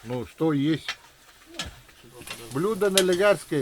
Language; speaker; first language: Russian; non-native, local second language; Yakut